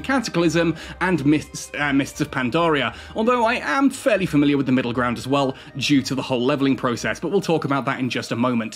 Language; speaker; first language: English; native; English